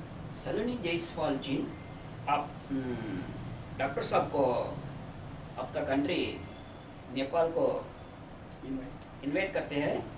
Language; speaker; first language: Hindi; non-native, local second language; Telugu